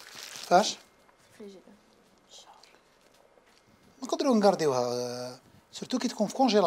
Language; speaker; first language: Arabic; native; Arabic